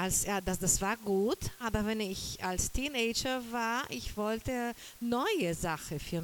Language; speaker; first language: German; non-native, fluent; Portuguese